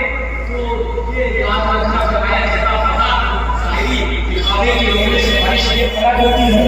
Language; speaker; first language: Urdu; native; Urdu